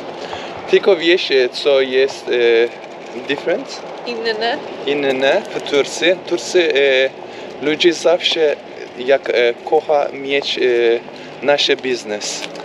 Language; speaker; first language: Polish; non-native, learner; Turkish